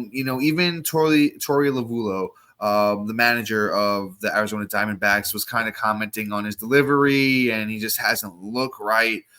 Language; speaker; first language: English; native; English